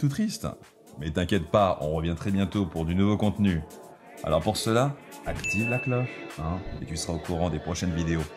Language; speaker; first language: French; native; French